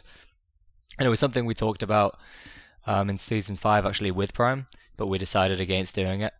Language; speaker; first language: English; native; English